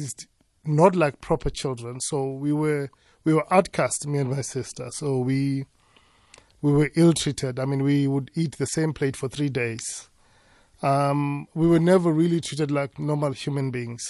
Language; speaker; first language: English; non-native, local second language; Zulu